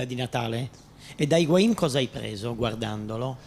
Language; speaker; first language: Italian; native; Italian